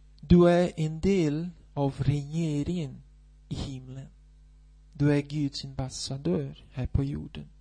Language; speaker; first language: Swedish; non-native, fluent; Portuguese